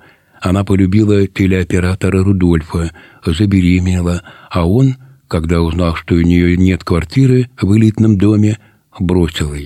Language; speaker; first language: Russian; native; Russian